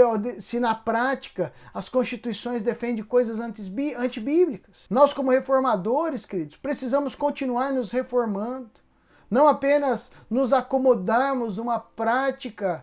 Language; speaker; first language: Portuguese; native; Portuguese